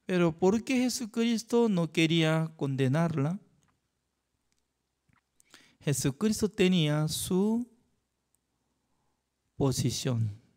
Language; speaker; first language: Spanish; non-native, fluent; Korean